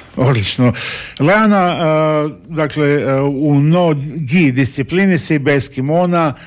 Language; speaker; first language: Croatian; native; Croatian